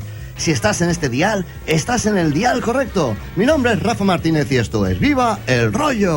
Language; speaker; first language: Spanish; native; Spanish